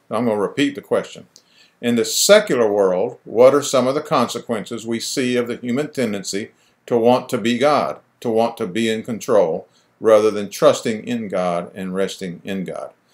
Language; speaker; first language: English; native; English